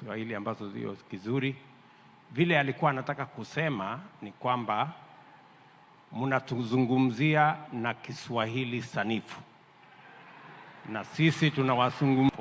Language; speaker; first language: Swahili; non-native, local second language; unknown